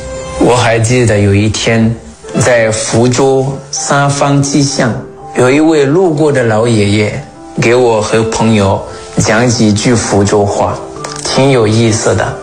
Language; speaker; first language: Chinese; non-native, fluent; French